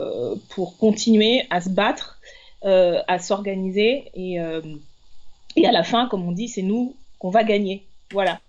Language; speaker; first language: French; native; French